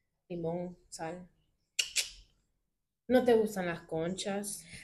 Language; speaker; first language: Spanish; early bilingual, other home language; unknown